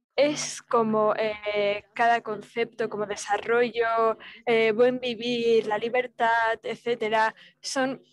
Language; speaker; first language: Spanish; non-native, fluent; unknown